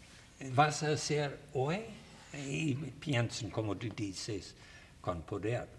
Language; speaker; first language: Spanish; non-native, learner; English